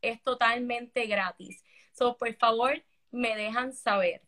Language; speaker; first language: Spanish; native; Spanish